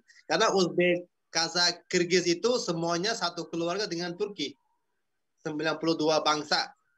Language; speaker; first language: Indonesian; non-native, fluent; Uzbek